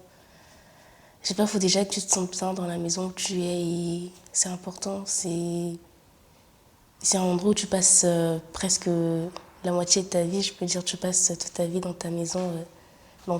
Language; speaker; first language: French; non-native, local second language; Sango